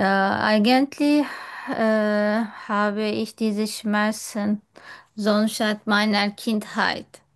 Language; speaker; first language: German; non-native, fluent; Turkish